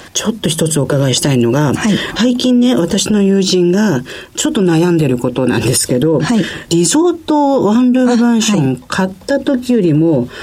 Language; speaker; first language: Japanese; native; Japanese